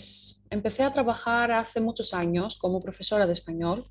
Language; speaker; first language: Spanish; non-native, fluent; Greek